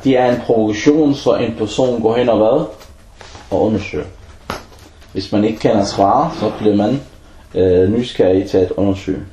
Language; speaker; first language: Danish; early bilingual, other home language; Arabic